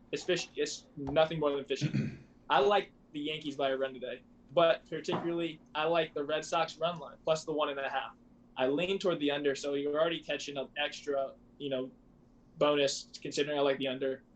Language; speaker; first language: English; native; English